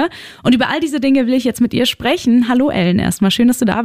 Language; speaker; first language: German; native; German